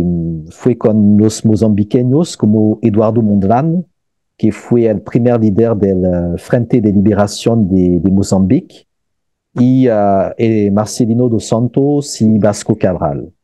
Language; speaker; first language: Spanish; non-native, fluent; French